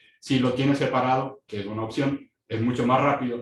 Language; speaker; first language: Spanish; native; Spanish